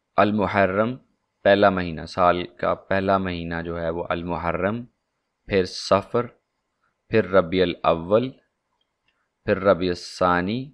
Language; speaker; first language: Urdu; non-native, local second language; Punjabi